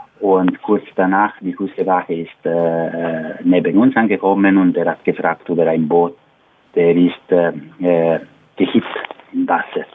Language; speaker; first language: German; non-native, learner; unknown